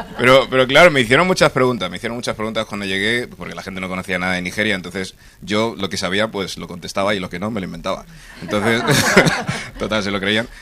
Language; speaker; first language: Spanish; early bilingual, other home language; English